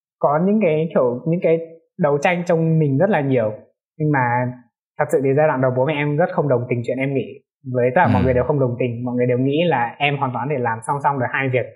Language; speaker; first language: Vietnamese; non-native, local second language; Hmong